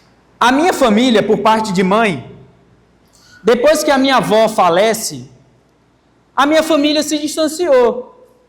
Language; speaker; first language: Portuguese; native; Portuguese